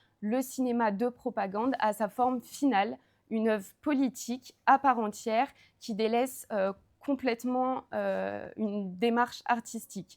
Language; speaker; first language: French; native; French